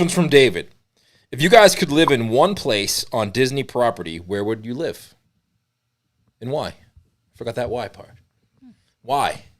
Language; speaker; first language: English; native; English